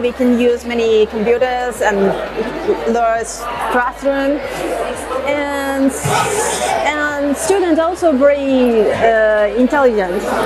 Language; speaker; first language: English; non-native, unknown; Japanese